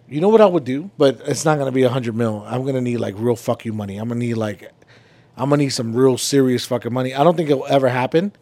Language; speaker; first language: English; early bilingual, other home language; Spanish